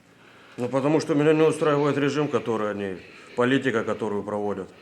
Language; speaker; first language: Russian; native; Russian